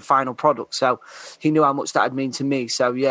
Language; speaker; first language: English; native; English